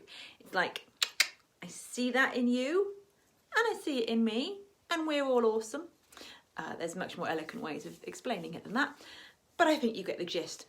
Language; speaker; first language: English; native; English